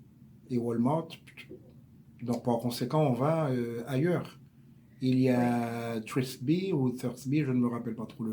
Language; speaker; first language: French; native; French